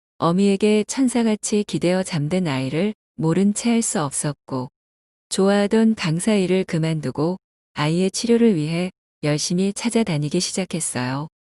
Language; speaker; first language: Korean; non-native, fluent; Chinese